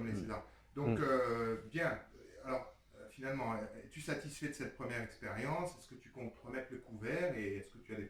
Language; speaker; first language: French; native; French